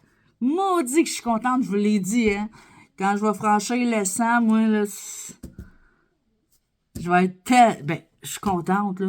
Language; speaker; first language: French; native; French